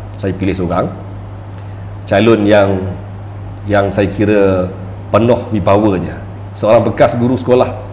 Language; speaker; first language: Malay; native; Malay